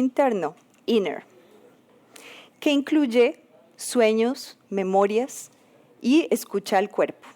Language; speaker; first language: Spanish; native; Spanish